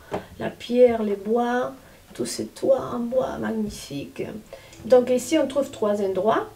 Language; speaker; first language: French; non-native, fluent; Spanish